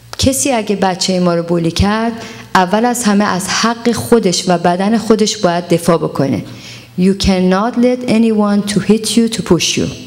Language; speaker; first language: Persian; native; Persian